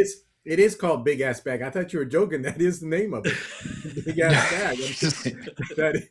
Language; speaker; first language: English; native; English